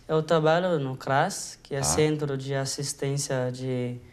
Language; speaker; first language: Portuguese; non-native, fluent; Haitian Creole